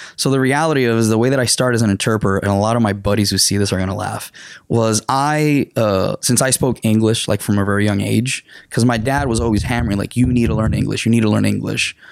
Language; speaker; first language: English; non-native, fluent; Spanish